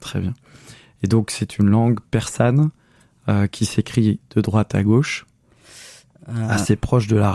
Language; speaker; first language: French; native; French